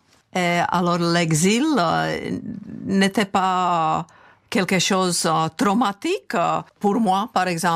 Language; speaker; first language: French; non-native, fluent; Czech